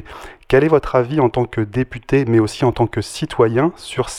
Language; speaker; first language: French; native; French